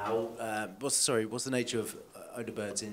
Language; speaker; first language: English; native; English